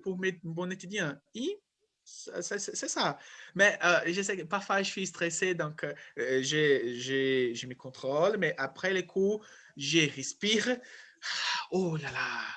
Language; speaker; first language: French; non-native, fluent; Portuguese